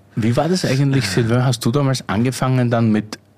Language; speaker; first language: German; native; German